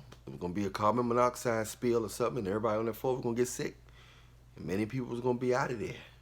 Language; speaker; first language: English; native; English